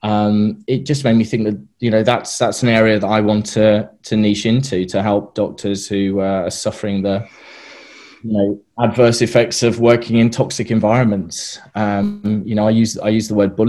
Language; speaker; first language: English; native; English